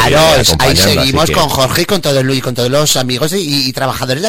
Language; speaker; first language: Spanish; native; Spanish